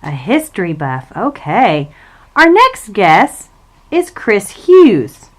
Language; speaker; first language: English; native; English